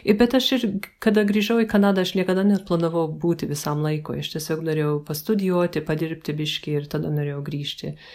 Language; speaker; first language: Lithuanian; early bilingual, heritage; Lithuanian